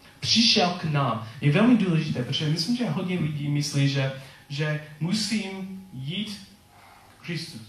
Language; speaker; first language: Czech; non-native, learner; English